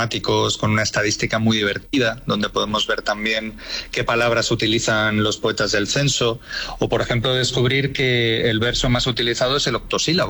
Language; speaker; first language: Spanish; native; Spanish